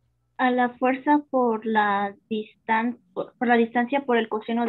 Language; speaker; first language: Spanish; native; Spanish